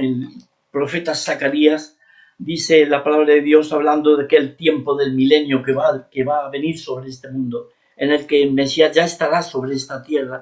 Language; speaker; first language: Spanish; native; Spanish